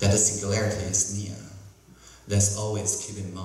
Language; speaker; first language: English; non-native, fluent; Chinese